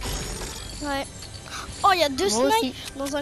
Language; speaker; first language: French; native; French